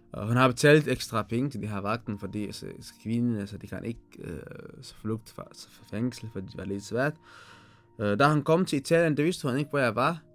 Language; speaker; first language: Danish; non-native, learner; Tigrinya